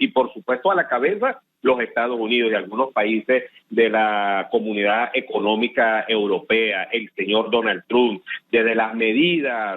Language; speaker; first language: Spanish; native; Spanish